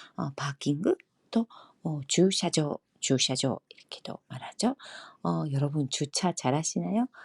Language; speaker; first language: Korean; non-native, fluent; Japanese